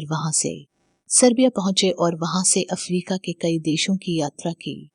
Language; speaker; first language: Hindi; native; Hindi